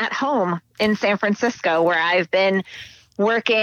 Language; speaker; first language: English; native; English